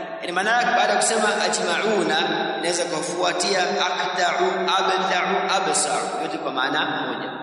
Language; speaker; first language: Swahili; native; Swahili